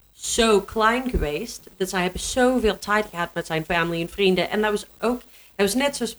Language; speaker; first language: Dutch; non-native, fluent; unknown